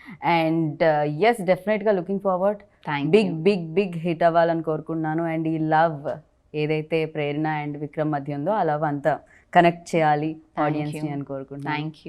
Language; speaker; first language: Telugu; native; Telugu